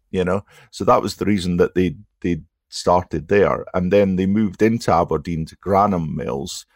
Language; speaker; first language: English; native; English